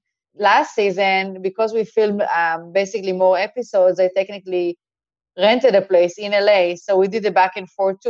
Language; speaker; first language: English; non-native, fluent; Hebrew